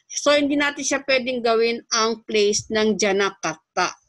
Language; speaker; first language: Filipino; native; Filipino